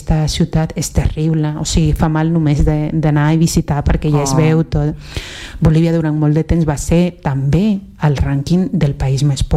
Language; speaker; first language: Catalan; non-native, fluent; Spanish